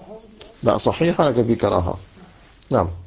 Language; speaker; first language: Arabic; native; Arabic